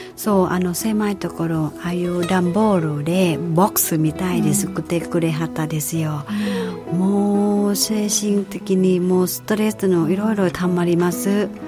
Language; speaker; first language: Japanese; non-native, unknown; Thai